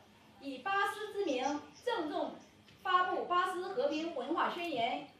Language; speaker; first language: Chinese; native; Chinese